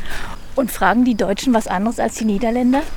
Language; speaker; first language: German; native; German